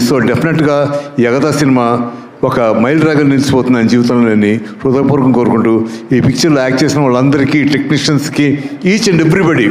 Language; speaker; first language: Telugu; native; Telugu